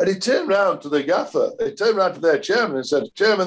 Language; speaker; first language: English; native; English